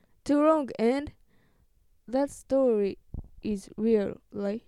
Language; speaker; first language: English; non-native, learner; Japanese